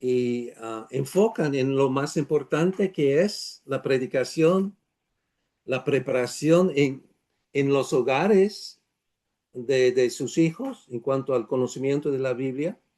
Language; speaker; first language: Spanish; non-native, fluent; Dutch